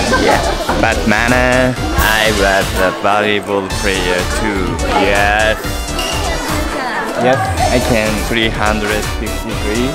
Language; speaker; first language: English; non-native, learner; Japanese